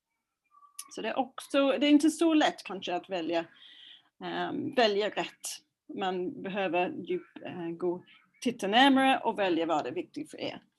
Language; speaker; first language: Swedish; non-native, fluent; English